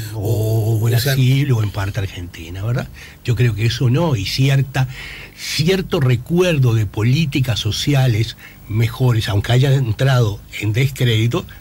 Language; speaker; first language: Spanish; native; Spanish